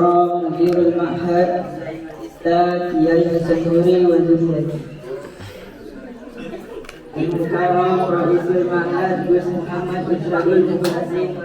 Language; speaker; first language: Arabic; non-native, learner; Indonesian